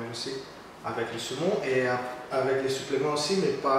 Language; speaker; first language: French; non-native, learner; Portuguese